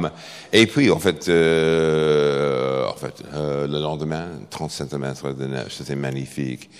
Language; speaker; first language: French; non-native, fluent; English